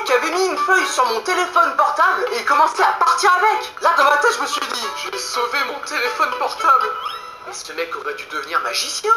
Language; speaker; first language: French; native; French